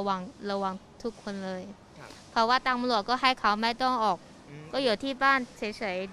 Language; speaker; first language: Thai; non-native, learner; Chinese